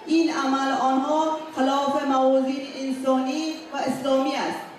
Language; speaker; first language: Persian; non-native, local second language; Uzbek